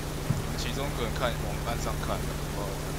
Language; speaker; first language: Chinese; native; Chinese